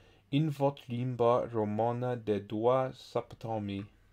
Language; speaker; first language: Romanian; non-native, learner; English